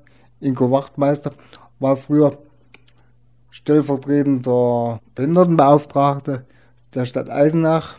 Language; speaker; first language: German; native; German